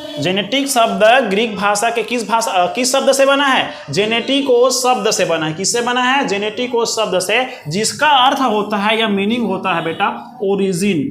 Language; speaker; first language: Hindi; native; Hindi